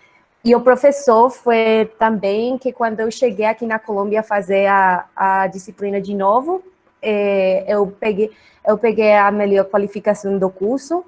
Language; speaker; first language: Portuguese; non-native, learner; Spanish